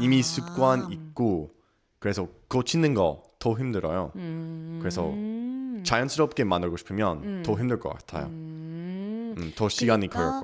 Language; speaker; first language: Korean; non-native, learner; English